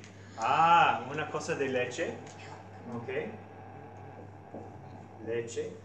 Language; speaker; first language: Spanish; non-native, fluent; English